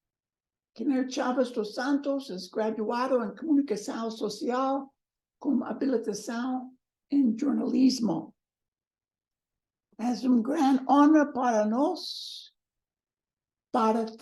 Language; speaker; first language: Portuguese; non-native, learner; English